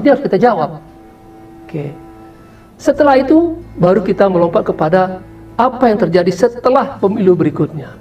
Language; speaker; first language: Indonesian; native; Indonesian